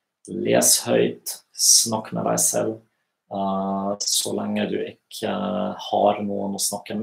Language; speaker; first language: Norwegian; non-native, fluent; German